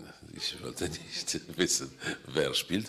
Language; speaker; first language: German; non-native, fluent; Polish